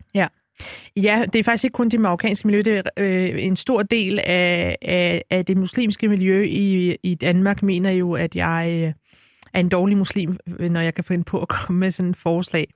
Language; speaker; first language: Danish; early bilingual, other home language; Arabic